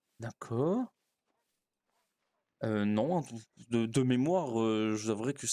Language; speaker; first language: French; native; French